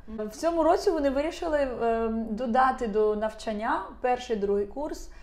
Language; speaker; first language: Ukrainian; non-native, local second language; Russian